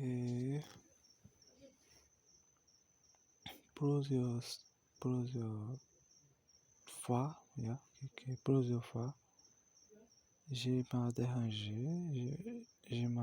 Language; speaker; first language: French; non-native, learner; Portuguese